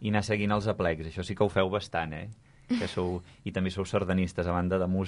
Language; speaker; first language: Catalan; native; Catalan